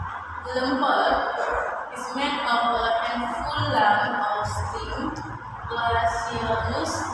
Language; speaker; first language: English; non-native, learner; Indonesian